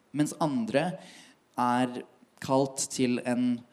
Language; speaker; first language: Norwegian; native; Norwegian